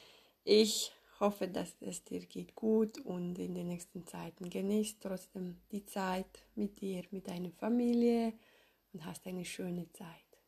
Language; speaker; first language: German; non-native, fluent; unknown